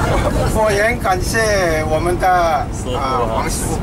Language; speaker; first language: Chinese; native; Chinese